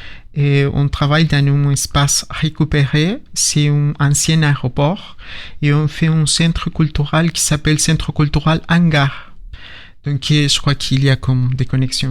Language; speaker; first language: French; non-native, learner; Spanish